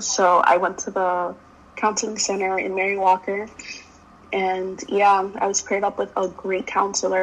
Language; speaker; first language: English; native; English